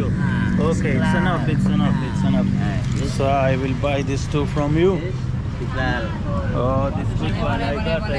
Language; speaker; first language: English; non-native, fluent; Pashto